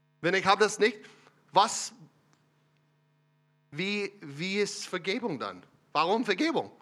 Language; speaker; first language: German; non-native, learner; English